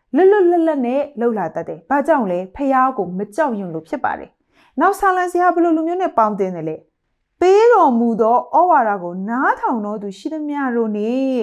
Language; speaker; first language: Burmese; non-native, local second language; Kachin